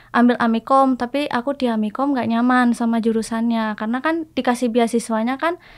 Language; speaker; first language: Indonesian; native; Indonesian